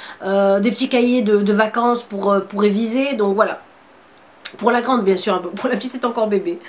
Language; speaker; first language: French; native; French